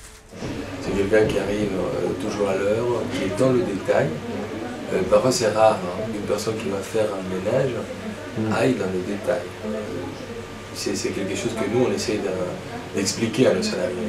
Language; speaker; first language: French; native; French